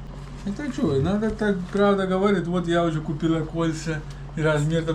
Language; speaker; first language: Russian; non-native, learner; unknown